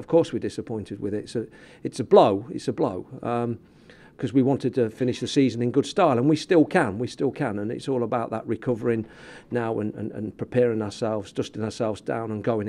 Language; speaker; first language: English; native; English